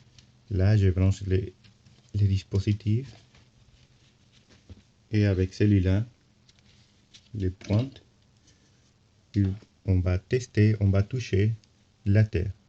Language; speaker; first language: French; non-native, fluent; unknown